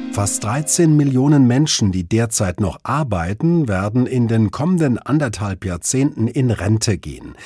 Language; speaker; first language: German; native; German